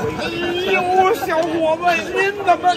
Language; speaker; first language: Chinese; native; Chinese